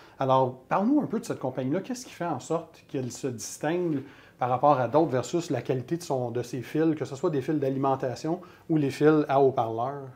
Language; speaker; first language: French; native; French